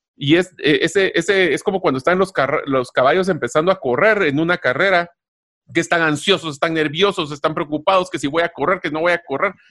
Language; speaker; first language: Spanish; native; Spanish